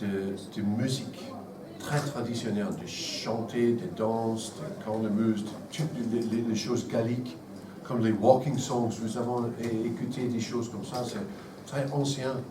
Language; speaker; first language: French; non-native, fluent; English